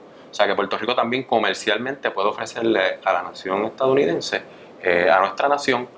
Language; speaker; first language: Spanish; native; Spanish